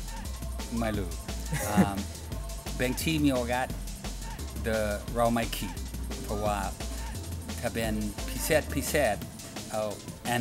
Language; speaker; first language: Thai; non-native, learner; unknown